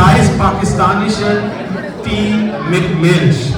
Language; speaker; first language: German; non-native, fluent; Urdu